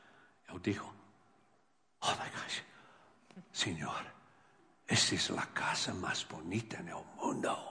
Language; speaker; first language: Spanish; non-native, learner; English